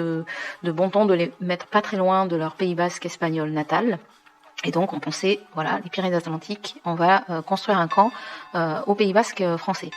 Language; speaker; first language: French; native; French